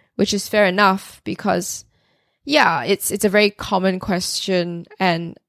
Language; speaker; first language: English; native; English